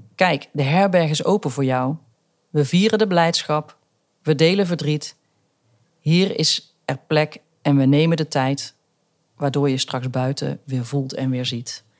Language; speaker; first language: Dutch; native; Dutch